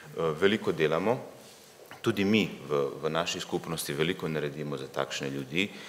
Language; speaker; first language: Slovenian; early bilingual, other home language; Bosnian